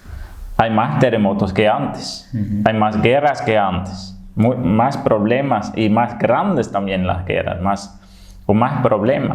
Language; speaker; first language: Spanish; non-native, fluent; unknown